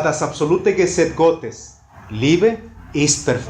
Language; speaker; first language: German; non-native, fluent; Spanish